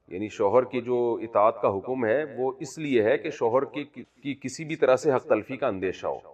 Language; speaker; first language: Urdu; native; Urdu